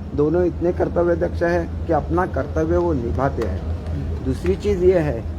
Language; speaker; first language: Hindi; non-native, local second language; Marathi